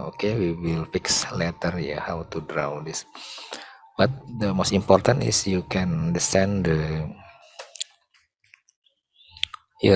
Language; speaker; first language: English; non-native, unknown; Indonesian